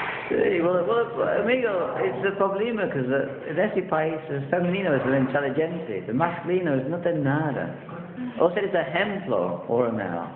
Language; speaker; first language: Spanish; non-native, learner; English